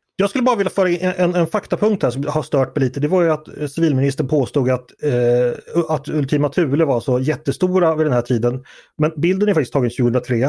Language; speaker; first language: Swedish; native; Swedish